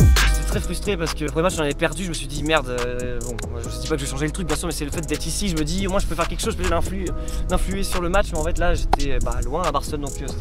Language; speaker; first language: French; native; French